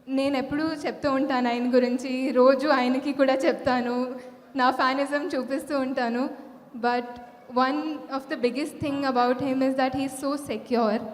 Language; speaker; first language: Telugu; non-native, fluent; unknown